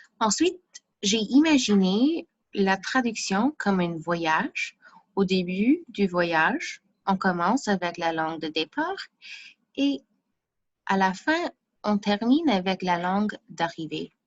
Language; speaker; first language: French; non-native, fluent; English